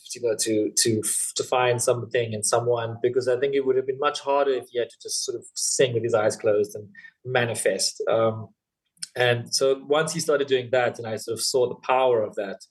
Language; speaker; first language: English; native; English